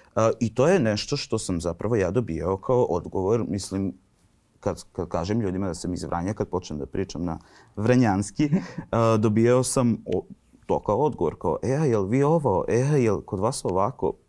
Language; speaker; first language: Serbian; native; Serbian